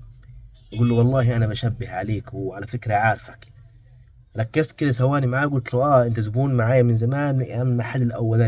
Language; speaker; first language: Arabic; native; Arabic